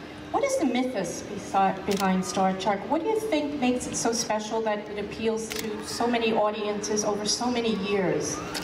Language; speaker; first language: English; native; English